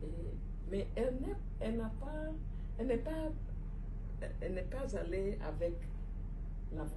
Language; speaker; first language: French; non-native, fluent; Igbo